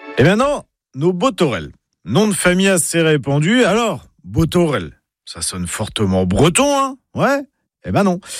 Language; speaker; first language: French; native; French